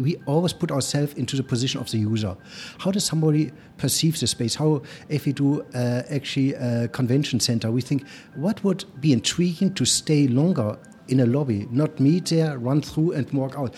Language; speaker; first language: English; non-native, fluent; German